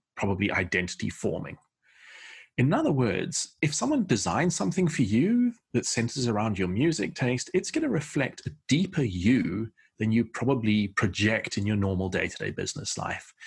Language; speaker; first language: English; native; English